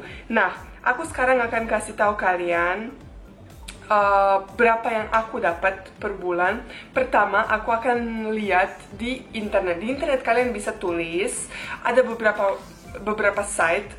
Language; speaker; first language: Indonesian; non-native, fluent; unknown